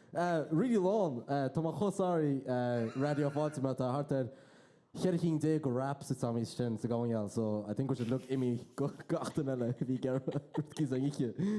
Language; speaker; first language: Irish; native; Irish